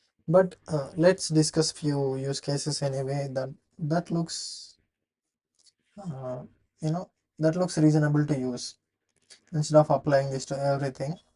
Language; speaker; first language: English; non-native, fluent; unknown